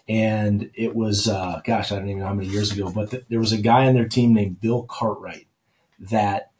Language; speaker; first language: English; native; English